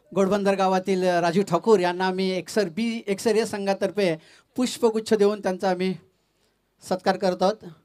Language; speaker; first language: Marathi; native; Marathi